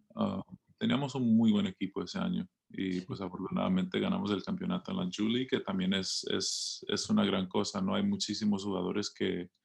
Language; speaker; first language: Spanish; early bilingual, heritage; Spanish